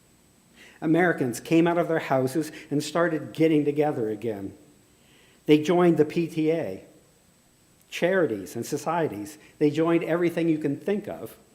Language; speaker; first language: English; native; English